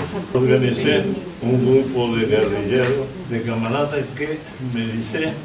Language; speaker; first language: French; non-native, fluent; Spanish